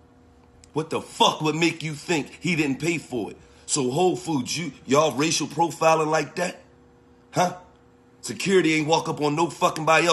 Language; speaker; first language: English; native; English